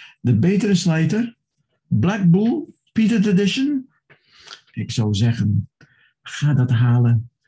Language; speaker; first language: Dutch; non-native, fluent; English